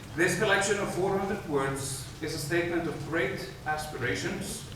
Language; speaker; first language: English; non-native, fluent; Icelandic